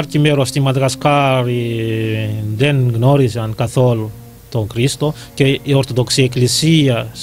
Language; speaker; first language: Greek; non-native, learner; Malagasy